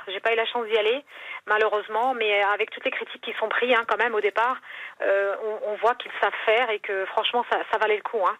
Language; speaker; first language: French; native; French